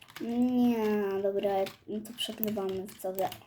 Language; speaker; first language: Polish; native; Polish